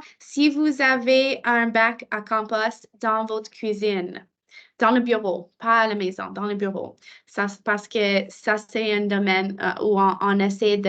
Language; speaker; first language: French; non-native, local second language; English